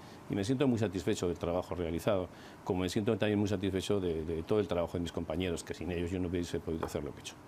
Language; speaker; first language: Spanish; native; Spanish